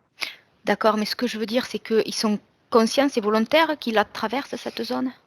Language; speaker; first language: French; native; French